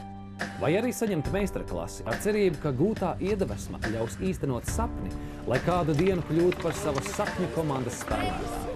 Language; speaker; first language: Latvian; native; Latvian